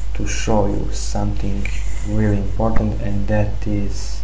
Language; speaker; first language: English; non-native, fluent; Serbian